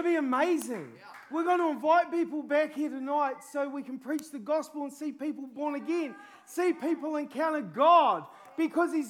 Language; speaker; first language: English; native; English